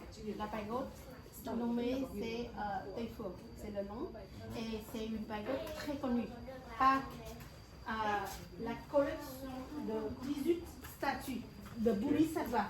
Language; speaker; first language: French; non-native, fluent; Vietnamese